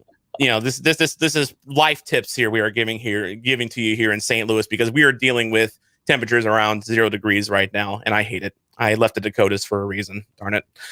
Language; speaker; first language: English; native; English